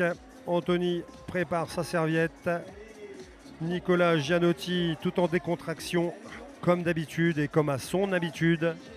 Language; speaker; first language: French; native; French